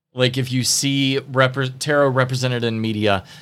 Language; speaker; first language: English; native; English